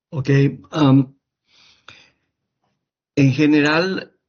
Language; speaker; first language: Spanish; native; Spanish